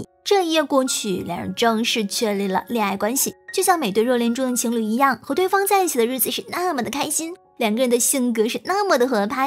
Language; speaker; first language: Chinese; native; Chinese